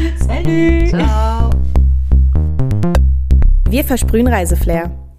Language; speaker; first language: German; native; German